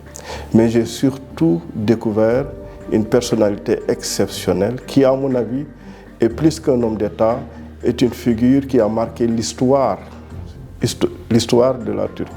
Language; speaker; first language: French; non-native, local second language; Wolof